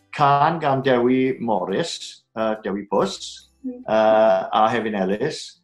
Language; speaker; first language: Welsh; native; Welsh